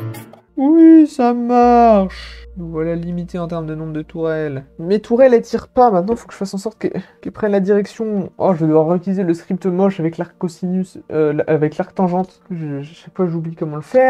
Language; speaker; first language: French; native; French